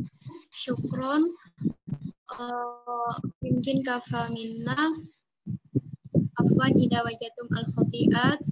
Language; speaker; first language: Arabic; non-native, learner; Indonesian